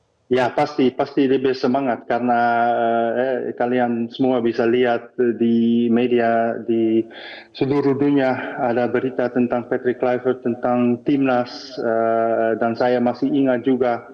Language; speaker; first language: Indonesian; early bilingual, heritage; Dutch